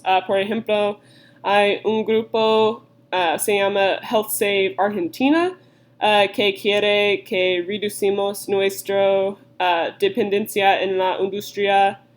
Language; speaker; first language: Spanish; non-native, learner; English